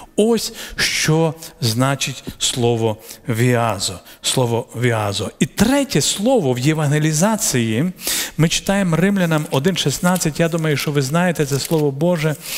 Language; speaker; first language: Ukrainian; non-native, local second language; Russian